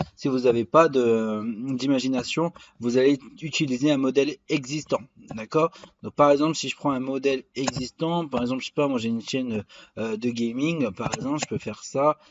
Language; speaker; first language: French; native; French